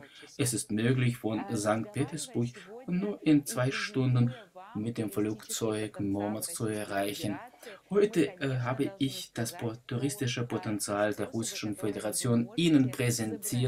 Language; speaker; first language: German; non-native, fluent; Russian